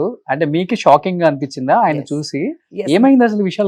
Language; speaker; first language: Telugu; native; Telugu